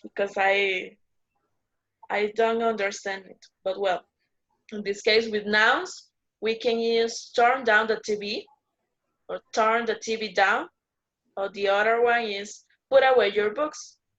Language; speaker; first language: English; non-native, learner; Spanish